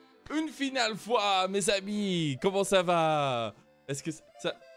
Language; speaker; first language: French; non-native, learner; English